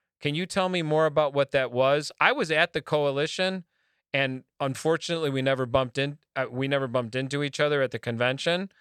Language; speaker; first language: English; native; English